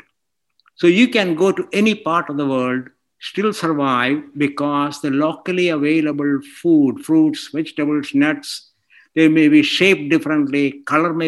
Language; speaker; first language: English; non-native, local second language; Malayalam